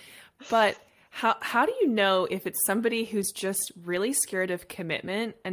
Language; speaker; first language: English; native; English